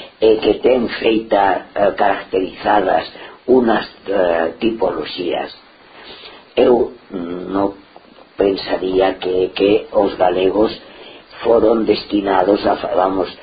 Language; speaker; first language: Galician; non-native, local second language; Spanish